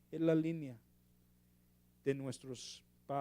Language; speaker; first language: Spanish; non-native, learner; English